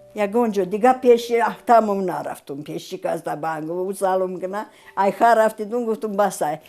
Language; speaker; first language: Tajik; non-native, fluent; Romanian